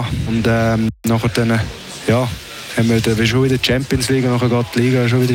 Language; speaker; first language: German; native; German